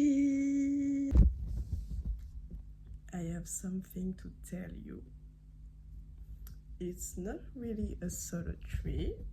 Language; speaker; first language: English; non-native, learner; French